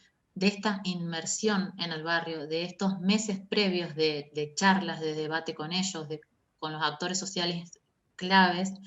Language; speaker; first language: Spanish; native; Spanish